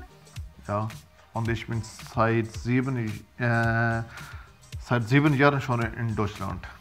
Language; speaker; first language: German; non-native, learner; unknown